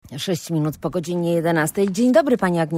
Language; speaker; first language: Polish; native; Polish